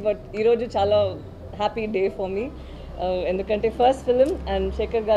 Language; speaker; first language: Telugu; non-native, learner; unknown